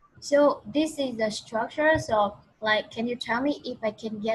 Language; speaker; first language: English; non-native, fluent; Vietnamese